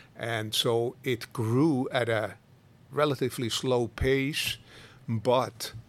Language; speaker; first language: English; non-native, fluent; Swiss German